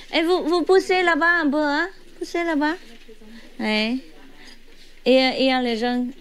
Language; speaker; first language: French; non-native, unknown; Vietnamese